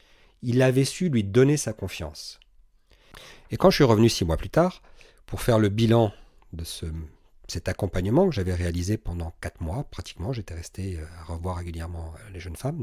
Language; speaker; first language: French; native; French